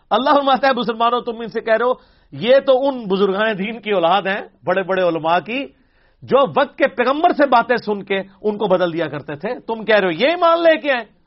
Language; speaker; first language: Urdu; non-native, local second language; Punjabi